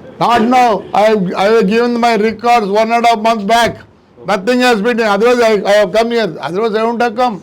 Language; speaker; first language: English; non-native, local second language; Telugu